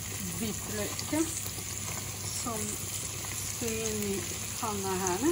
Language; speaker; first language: Swedish; non-native, fluent; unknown